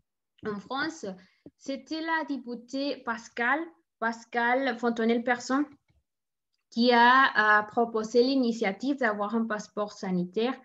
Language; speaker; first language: French; non-native, learner; Spanish